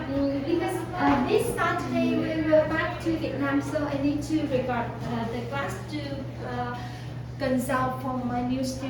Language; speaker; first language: English; non-native, learner; Vietnamese